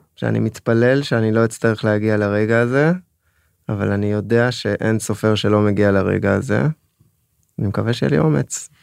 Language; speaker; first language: Hebrew; early bilingual, other home language; French